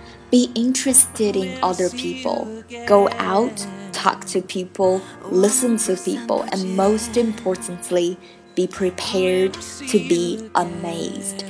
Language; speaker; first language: English; non-native, fluent; Chinese